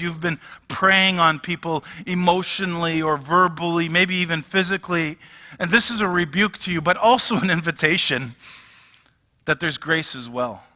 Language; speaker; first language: English; native; English